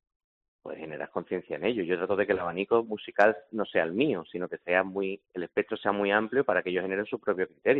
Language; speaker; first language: Spanish; native; Spanish